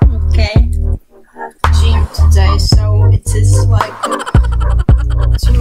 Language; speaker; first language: English; non-native, learner; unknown